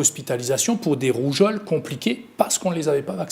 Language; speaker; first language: French; native; French